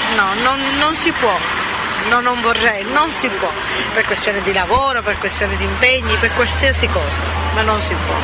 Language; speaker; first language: Italian; native; Italian